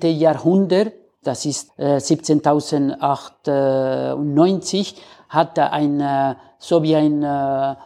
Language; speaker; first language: German; non-native, fluent; Spanish